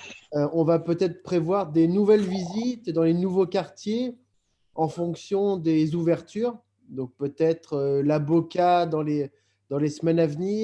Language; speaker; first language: French; native; French